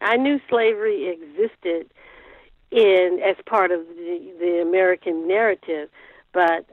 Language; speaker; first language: English; native; English